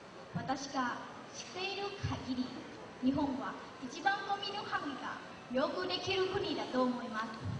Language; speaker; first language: Japanese; non-native, learner; Lao